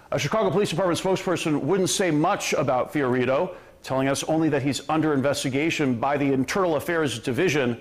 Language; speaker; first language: English; native; English